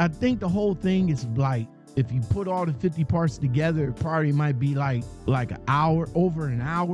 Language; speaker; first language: English; native; English